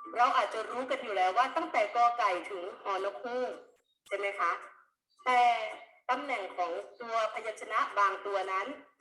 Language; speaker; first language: Thai; native; Thai